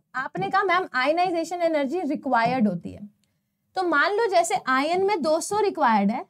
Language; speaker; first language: Hindi; non-native, local second language; Gujarati